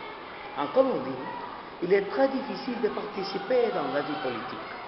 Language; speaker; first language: French; non-native, learner; Spanish